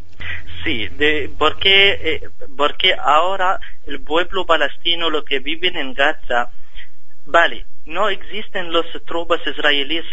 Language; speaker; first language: Spanish; non-native, fluent; Arabic